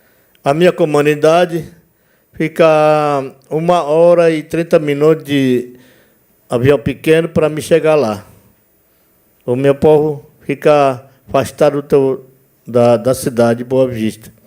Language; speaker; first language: Portuguese; non-native, local second language; Yanomámi